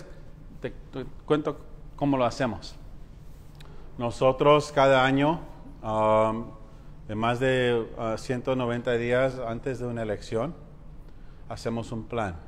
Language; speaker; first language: Spanish; early bilingual, heritage; Spanish